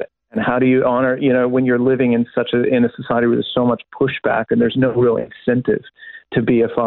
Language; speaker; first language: English; native; English